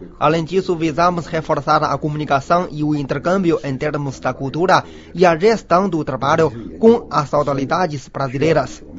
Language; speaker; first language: Portuguese; non-native, fluent; Chinese